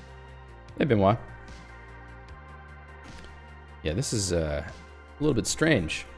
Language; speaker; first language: English; native; English